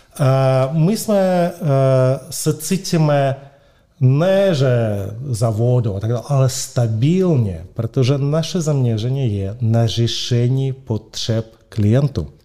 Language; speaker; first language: Czech; non-native, fluent; Russian